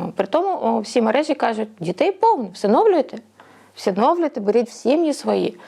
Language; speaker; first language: Ukrainian; native; Ukrainian